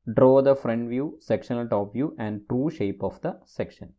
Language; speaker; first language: English; non-native, local second language; Malayalam